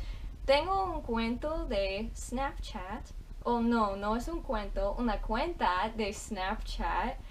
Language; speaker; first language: Spanish; non-native, fluent; English